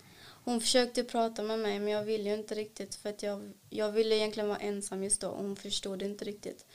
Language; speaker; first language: Swedish; early bilingual, other home language; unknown